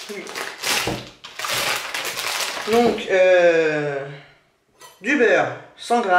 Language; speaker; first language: French; native; French